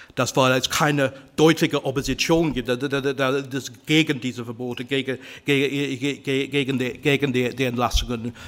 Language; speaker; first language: German; non-native, fluent; English